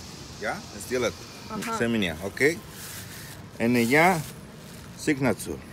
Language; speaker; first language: Russian; non-native, learner; Spanish